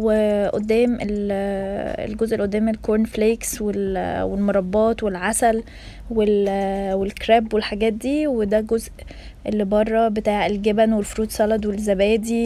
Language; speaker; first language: Arabic; native; Arabic